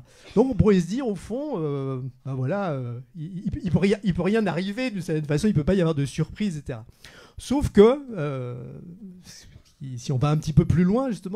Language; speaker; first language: French; native; French